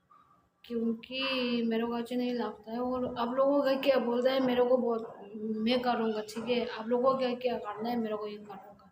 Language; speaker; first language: Hindi; non-native, learner; Tibetan